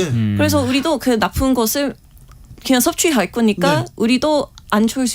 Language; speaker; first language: Korean; non-native, fluent; English